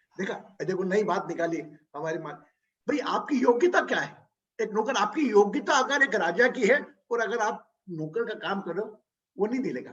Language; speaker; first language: Hindi; native; Hindi